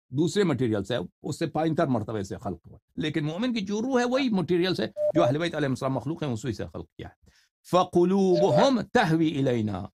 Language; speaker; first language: Urdu; non-native, fluent; Persian